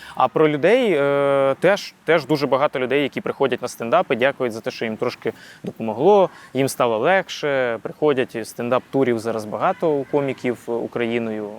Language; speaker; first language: Ukrainian; non-native, local second language; Russian